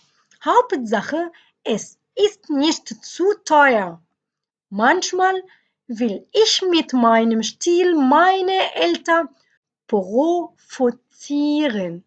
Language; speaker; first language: German; non-native, fluent; Arabic